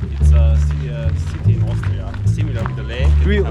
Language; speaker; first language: English; non-native, fluent; Slovenian